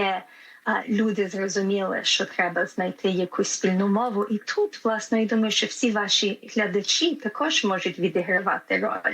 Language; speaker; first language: Ukrainian; early bilingual, heritage; Ukrainian